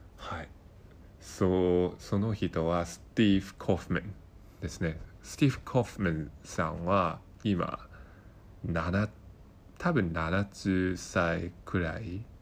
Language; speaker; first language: Japanese; non-native, learner; Cantonese